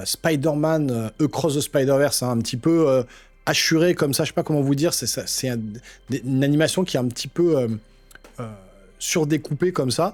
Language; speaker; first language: French; native; French